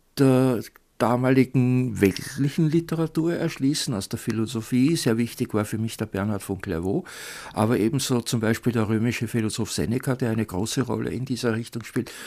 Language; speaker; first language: German; native; German